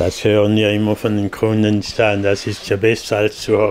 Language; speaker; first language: German; non-native, fluent; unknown